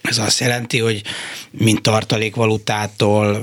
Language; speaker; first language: Hungarian; native; Hungarian